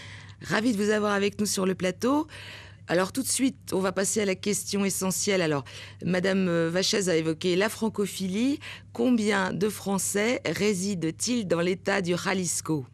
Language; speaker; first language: French; native; French